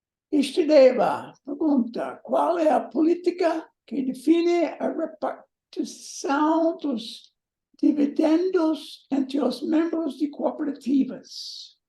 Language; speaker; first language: Portuguese; non-native, learner; English